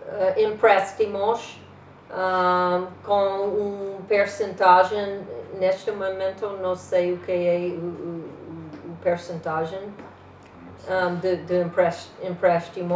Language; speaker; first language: Portuguese; non-native, learner; English